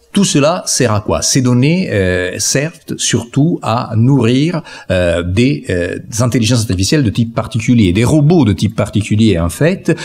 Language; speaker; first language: French; non-native, fluent; Italian